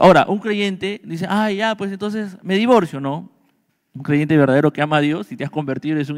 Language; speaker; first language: Spanish; native; Spanish